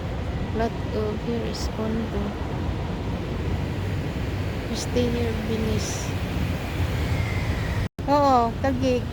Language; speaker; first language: English; non-native, learner; Filipino